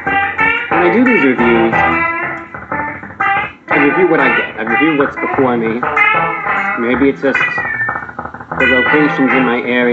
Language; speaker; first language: English; native; English